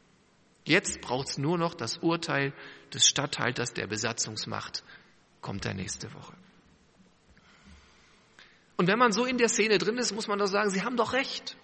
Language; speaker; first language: German; native; German